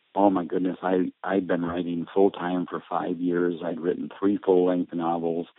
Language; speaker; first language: English; early bilingual, other home language; Spanish